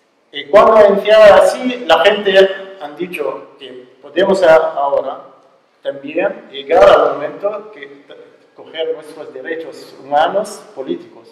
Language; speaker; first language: Spanish; non-native, learner; Arabic